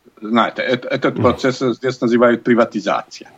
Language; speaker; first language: Russian; non-native, learner; Bosnian